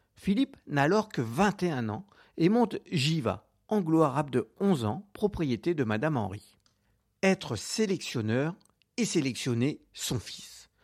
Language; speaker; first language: French; native; French